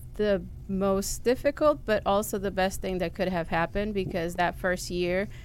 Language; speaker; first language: English; early bilingual, other home language; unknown